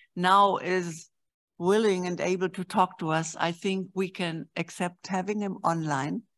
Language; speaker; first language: English; non-native, fluent; German